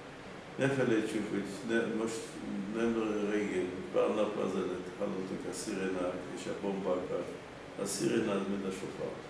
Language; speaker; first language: Hungarian; early bilingual, heritage; Hungarian